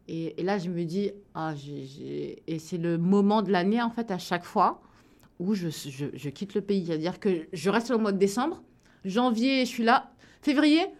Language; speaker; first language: French; early bilingual, other home language; Wolof